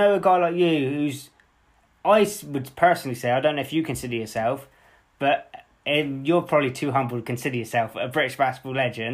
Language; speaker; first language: English; native; English